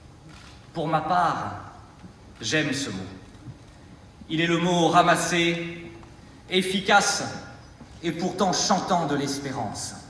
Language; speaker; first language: French; native; French